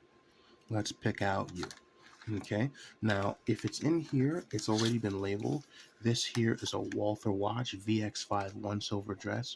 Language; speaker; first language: English; native; English